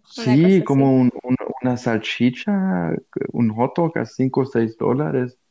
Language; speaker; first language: Spanish; non-native, fluent; German